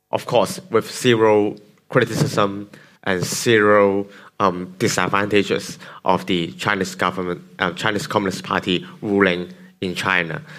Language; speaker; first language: English; non-native, local second language; Cantonese